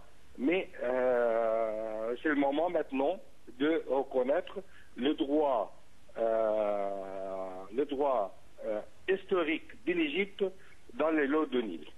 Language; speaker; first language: French; non-native, fluent; Arabic